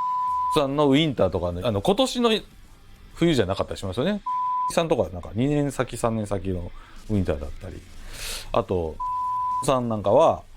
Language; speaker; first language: Japanese; native; Japanese